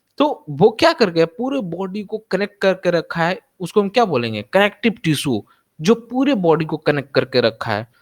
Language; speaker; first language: Hindi; native; Hindi